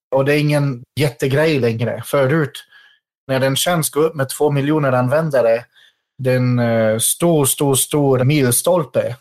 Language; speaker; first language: Swedish; non-native, fluent; French